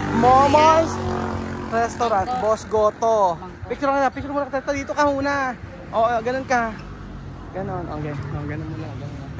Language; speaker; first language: Filipino; native; Filipino